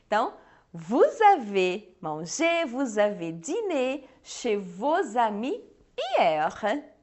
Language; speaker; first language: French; non-native, fluent; Portuguese